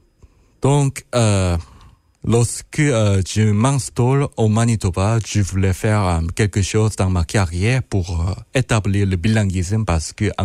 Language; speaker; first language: French; non-native, fluent; Korean